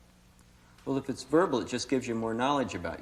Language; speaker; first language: English; native; English